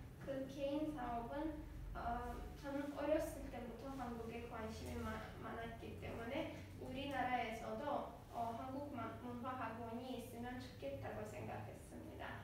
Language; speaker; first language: Korean; non-native, learner; Azerbaijani